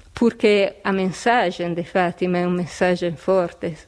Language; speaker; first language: Portuguese; non-native, fluent; Italian